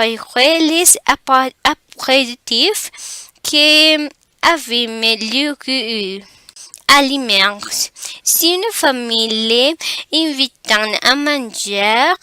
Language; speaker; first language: French; non-native, learner; Spanish